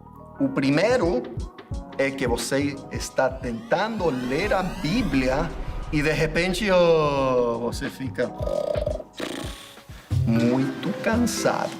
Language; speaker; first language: Portuguese; non-native, fluent; English